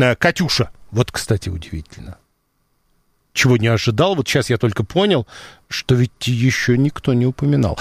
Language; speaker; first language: Russian; native; Russian